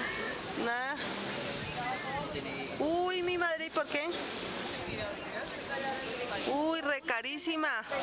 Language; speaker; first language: Spanish; native; Spanish